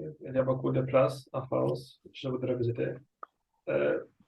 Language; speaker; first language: French; non-native, learner; Russian